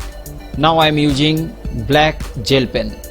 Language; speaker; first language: English; non-native, local second language; Hindi